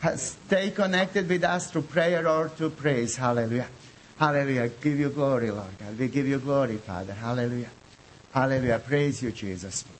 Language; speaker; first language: English; non-native, fluent; Bosnian